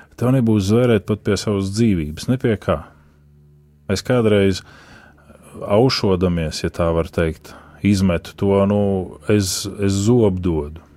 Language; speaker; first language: Latvian; native; Latvian